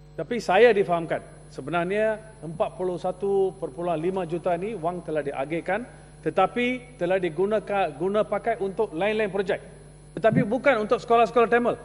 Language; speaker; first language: Malay; non-native, local second language; Tamil